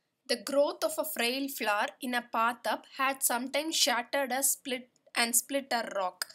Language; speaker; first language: English; non-native, local second language; Tamil